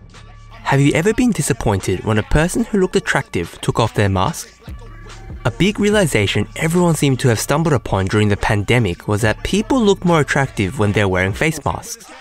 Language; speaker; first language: English; non-native, fluent; Korean